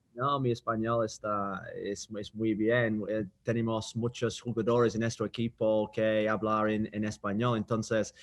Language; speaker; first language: Spanish; non-native, learner; English